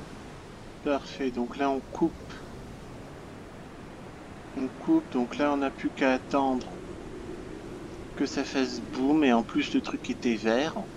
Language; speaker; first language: French; native; French